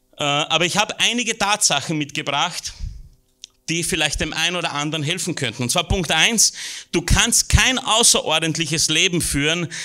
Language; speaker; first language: German; native; German